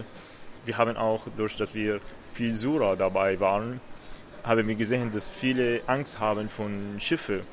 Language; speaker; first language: German; non-native, learner; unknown